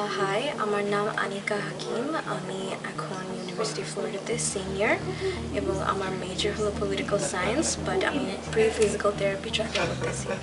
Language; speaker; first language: Bangla; early bilingual, heritage; Bangla